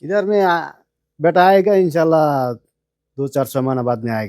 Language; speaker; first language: Hindi; non-native, learner; Bangla